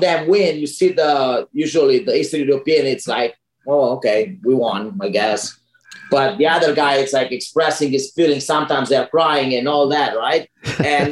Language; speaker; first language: English; non-native, fluent; Romanian